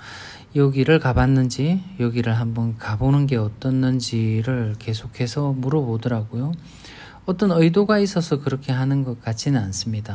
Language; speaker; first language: Korean; native; Korean